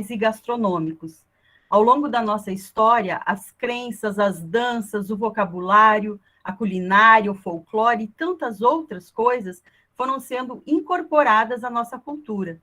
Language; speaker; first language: Portuguese; native; Portuguese